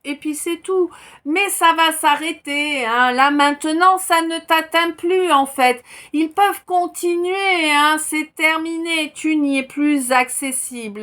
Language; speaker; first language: French; native; French